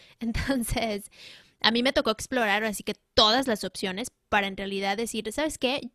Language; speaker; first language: Spanish; native; Spanish